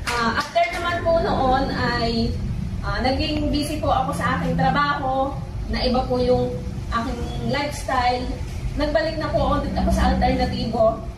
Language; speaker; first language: Filipino; native; Filipino